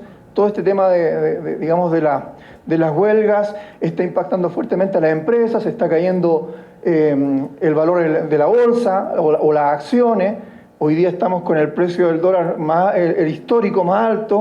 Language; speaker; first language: Spanish; native; Spanish